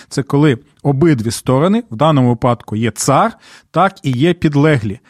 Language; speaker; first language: Ukrainian; non-native, local second language; Russian